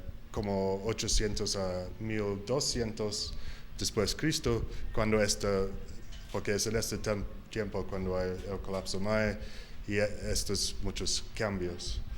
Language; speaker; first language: Spanish; non-native, learner; English